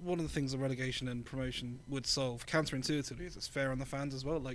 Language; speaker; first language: English; native; English